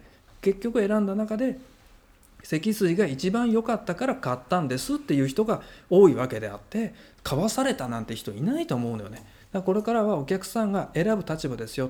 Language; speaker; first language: Japanese; native; Japanese